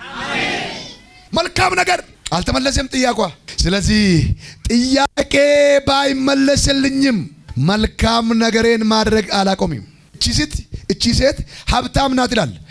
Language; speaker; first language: Amharic; non-native, local second language; Oromo